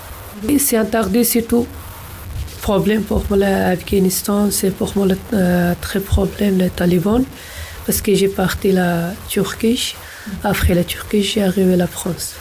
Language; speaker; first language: French; non-native, learner; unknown